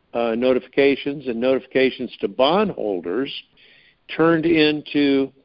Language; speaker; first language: English; native; English